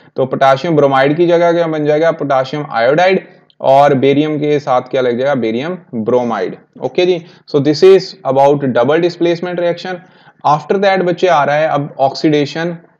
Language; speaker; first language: Hindi; non-native, local second language; Punjabi